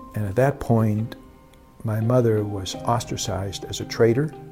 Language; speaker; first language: English; early bilingual, other home language; German